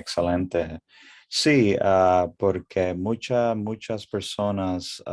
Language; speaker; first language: Spanish; early bilingual, heritage; English